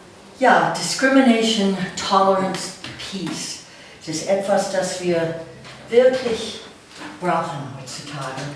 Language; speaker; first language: German; non-native, fluent; English